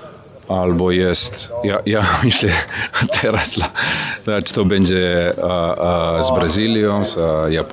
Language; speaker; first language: Polish; non-native, learner; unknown